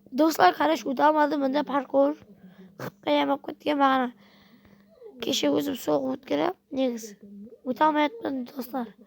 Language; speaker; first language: Uzbek; non-native, local second language; Kara-Kalpak